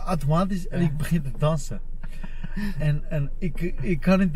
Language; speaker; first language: Dutch; non-native, fluent; Armenian